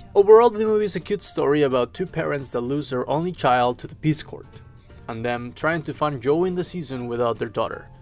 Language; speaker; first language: English; early bilingual, other home language; Spanish